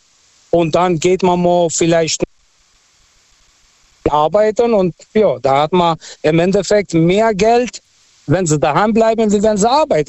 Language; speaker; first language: German; non-native, fluent; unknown